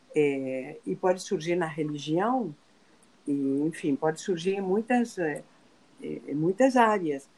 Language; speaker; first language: Portuguese; non-native, fluent; Spanish